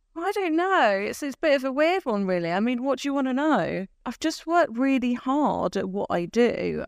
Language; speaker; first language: English; native; English